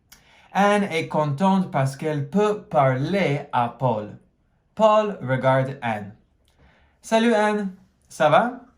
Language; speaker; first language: French; non-native, fluent; English